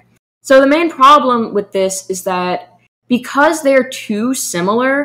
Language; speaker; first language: English; native; English